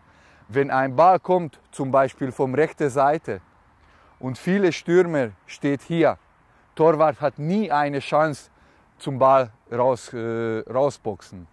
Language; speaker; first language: German; non-native, learner; Hungarian